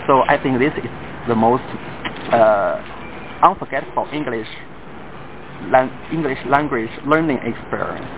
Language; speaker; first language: English; non-native, fluent; Chinese